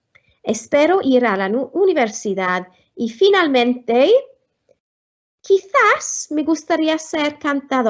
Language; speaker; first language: Spanish; non-native, fluent; Welsh